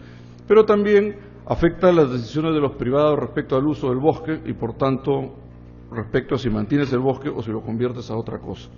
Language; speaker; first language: Spanish; native; Spanish